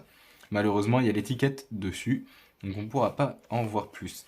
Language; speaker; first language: French; native; French